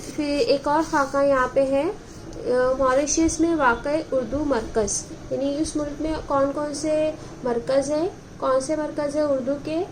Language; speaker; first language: Urdu; native; Urdu